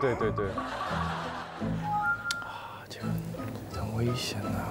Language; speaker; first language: Chinese; non-native, fluent; Korean